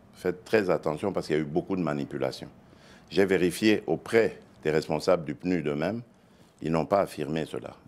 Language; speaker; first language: French; non-native, local second language; Luba-Lulua